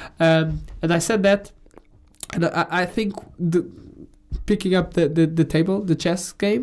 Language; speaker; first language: English; non-native, fluent; Portuguese